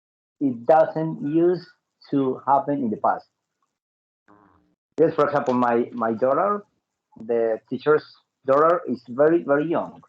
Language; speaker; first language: English; non-native, learner; Spanish